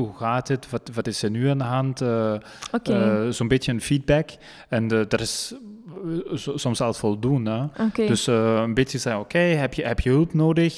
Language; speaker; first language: Dutch; non-native, local second language; French